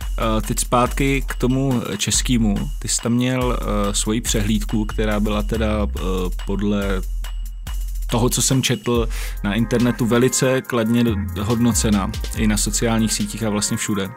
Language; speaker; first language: Czech; native; Czech